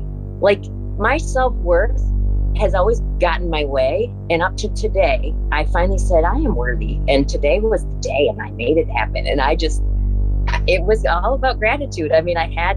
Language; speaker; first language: English; native; English